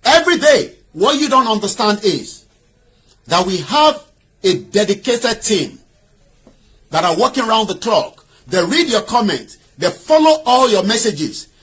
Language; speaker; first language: English; non-native, local second language; Yoruba